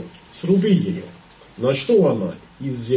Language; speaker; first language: Russian; non-native, fluent; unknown